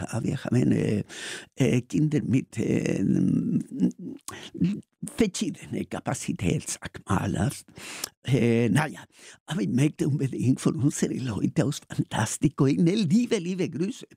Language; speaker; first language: German; non-native, learner; Spanish